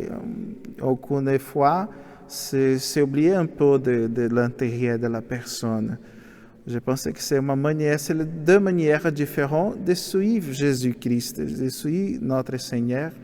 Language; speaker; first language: French; non-native, learner; Portuguese